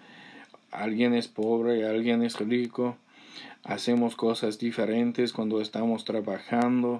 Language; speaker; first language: Spanish; non-native, fluent; English